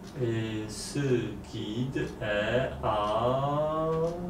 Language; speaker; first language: French; non-native, learner; Polish